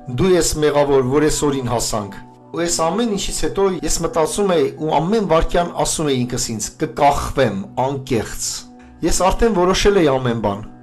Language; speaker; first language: Armenian; non-native, local second language; Kurdish